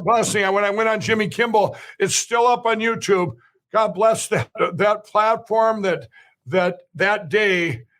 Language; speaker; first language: English; native; English